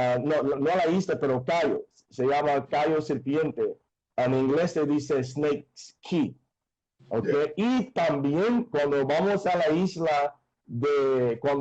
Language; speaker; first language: Spanish; non-native, fluent; English